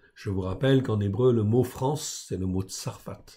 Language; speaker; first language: French; native; French